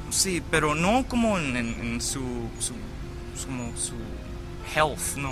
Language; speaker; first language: Spanish; early bilingual, heritage; English